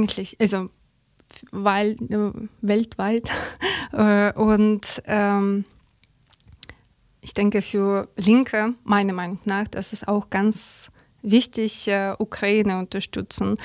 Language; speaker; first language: German; non-native, learner; Ukrainian